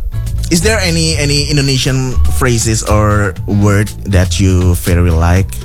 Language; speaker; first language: English; non-native, fluent; Indonesian